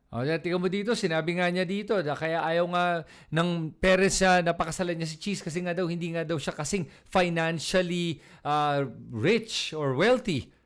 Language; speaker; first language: Filipino; native; Filipino